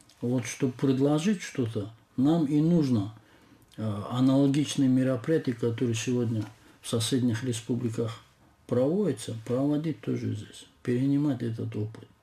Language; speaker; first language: Russian; non-native, local second language; Lezghian